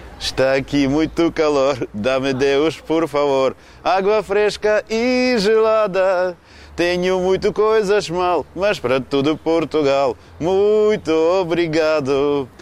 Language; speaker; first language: Portuguese; non-native, learner; Russian